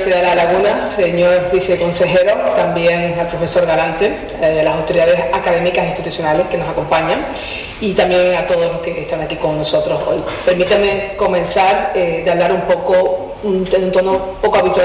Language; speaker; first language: Spanish; native; Spanish